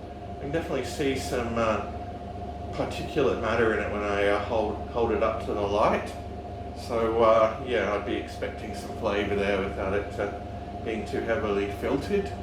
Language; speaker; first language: English; native; English